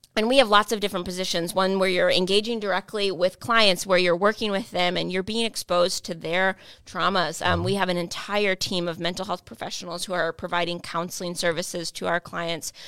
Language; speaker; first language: English; native; English